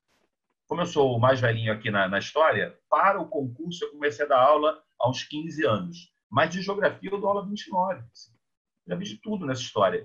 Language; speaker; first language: Portuguese; native; Portuguese